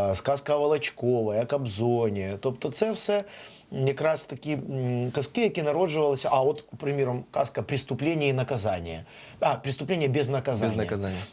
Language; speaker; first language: Ukrainian; non-native, local second language; Russian